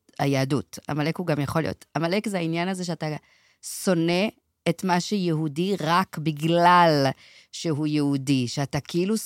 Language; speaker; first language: Hebrew; native; Hebrew